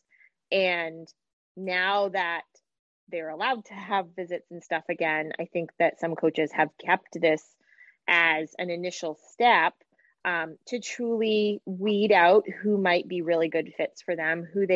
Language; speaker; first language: English; native; English